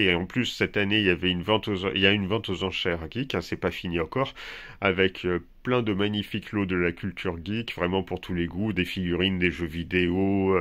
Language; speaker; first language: French; native; French